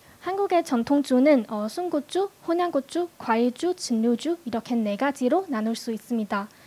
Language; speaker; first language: Korean; non-native, fluent; Cantonese